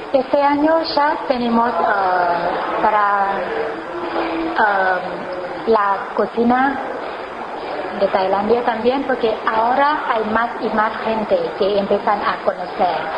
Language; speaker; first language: Spanish; non-native, learner; Thai